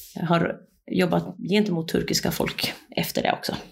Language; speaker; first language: Swedish; native; Swedish